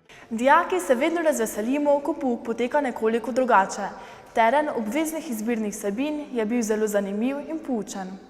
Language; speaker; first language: Slovenian; native; Slovenian